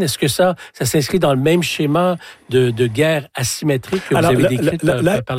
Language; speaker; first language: French; native; French